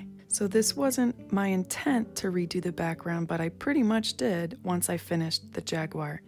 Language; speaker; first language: English; native; English